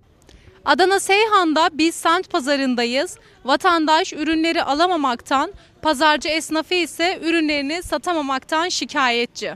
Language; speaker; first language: Turkish; native; Turkish